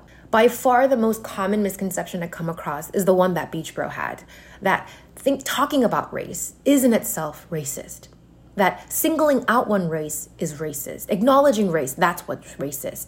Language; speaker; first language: English; native; English